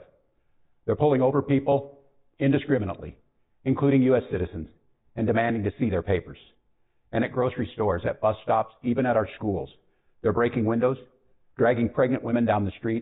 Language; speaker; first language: English; native; English